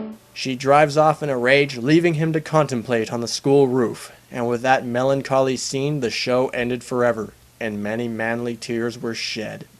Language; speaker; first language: English; native; English